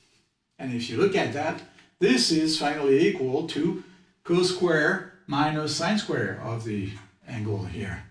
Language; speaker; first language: English; non-native, fluent; French